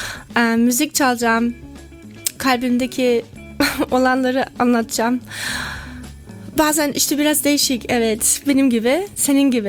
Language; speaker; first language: Turkish; non-native, learner; German